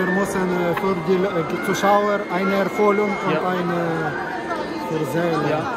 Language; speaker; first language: German; non-native, learner; Ukrainian